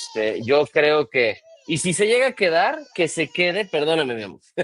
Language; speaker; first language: Spanish; native; Spanish